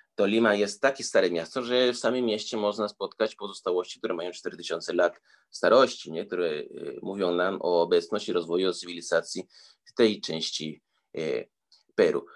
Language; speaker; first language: Polish; early bilingual, heritage; Spanish